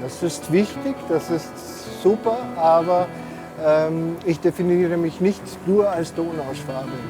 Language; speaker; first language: German; non-native, local second language; Hungarian